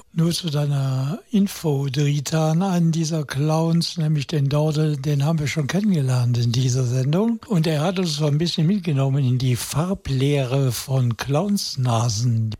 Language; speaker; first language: German; native; German